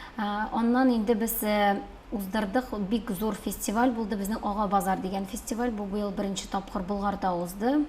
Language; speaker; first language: Tatar; native; Tatar